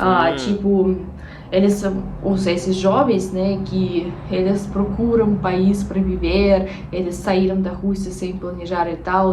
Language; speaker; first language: Portuguese; non-native, fluent; Russian